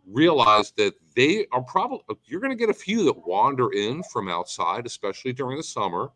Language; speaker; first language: English; native; English